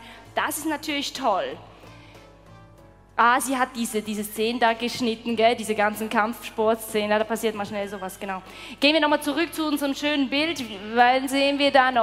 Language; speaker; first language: German; native; German